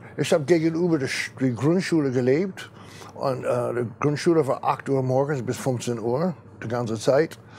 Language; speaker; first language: German; non-native, fluent; English